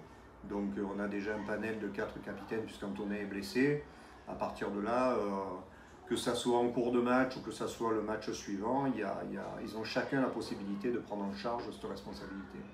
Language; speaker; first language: French; native; French